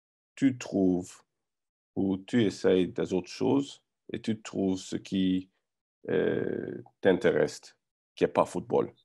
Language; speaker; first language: French; non-native, learner; English